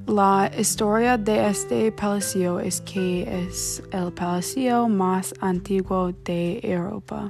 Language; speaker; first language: Spanish; non-native, learner; English